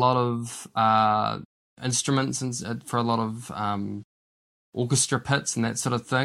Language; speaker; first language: English; native; English